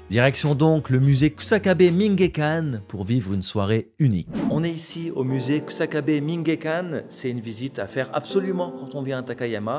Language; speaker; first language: French; native; French